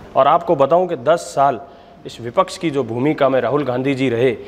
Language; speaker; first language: Hindi; native; Hindi